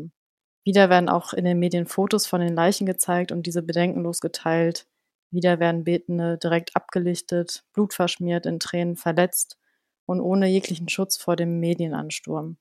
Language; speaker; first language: German; native; German